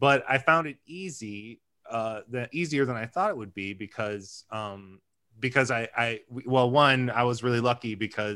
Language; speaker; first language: English; native; English